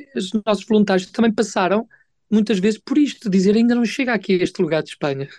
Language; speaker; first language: Portuguese; native; Portuguese